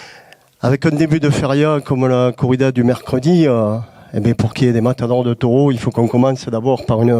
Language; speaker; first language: French; native; French